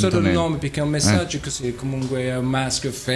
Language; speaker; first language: Italian; non-native, learner; English